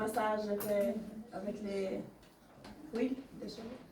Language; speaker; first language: French; non-native, learner; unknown